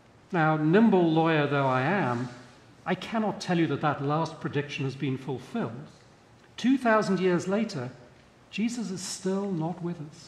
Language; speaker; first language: English; native; English